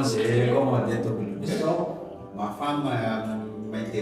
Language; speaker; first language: French; non-native, local second language; Malagasy